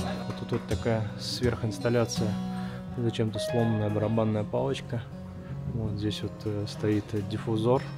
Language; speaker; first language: Russian; native; Russian